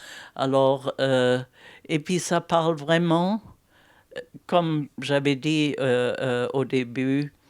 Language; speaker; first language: French; non-native, fluent; German